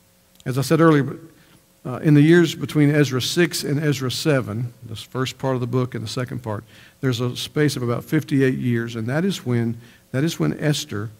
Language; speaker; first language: English; native; English